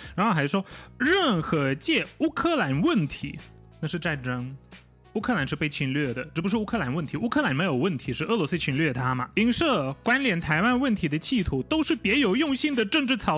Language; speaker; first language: Chinese; non-native, fluent; Polish